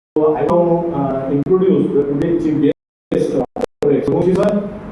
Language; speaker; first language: English; non-native, local second language; Marathi